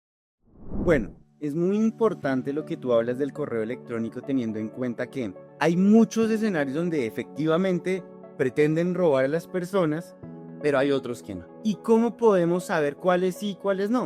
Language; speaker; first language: Spanish; native; Spanish